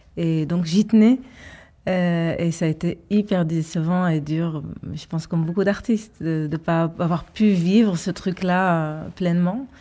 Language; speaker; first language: French; early bilingual, heritage; Hebrew